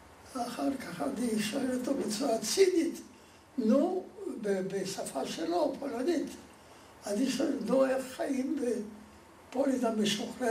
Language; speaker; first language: Hebrew; non-native, fluent; Polish